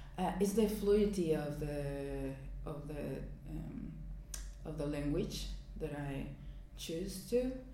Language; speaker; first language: English; non-native, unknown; Spanish